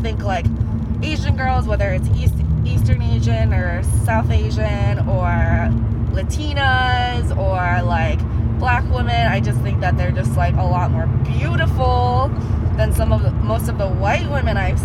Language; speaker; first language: English; native; English